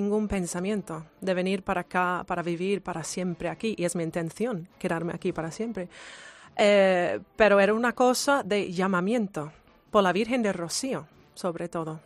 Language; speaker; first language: Spanish; non-native, fluent; English